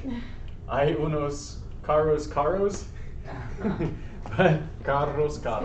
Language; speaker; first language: Spanish; non-native, fluent; English